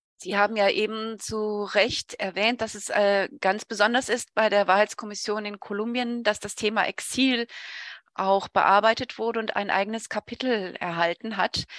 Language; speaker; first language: German; native; German